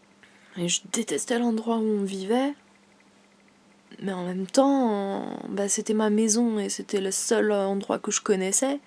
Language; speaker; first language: French; native; French